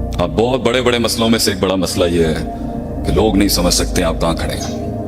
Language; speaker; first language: Urdu; native; Urdu